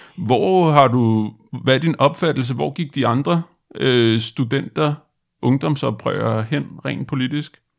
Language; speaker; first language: Danish; native; Danish